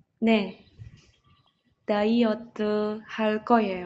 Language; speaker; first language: Korean; non-native, learner; Indonesian